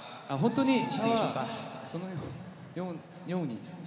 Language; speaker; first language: Japanese; non-native, fluent; Korean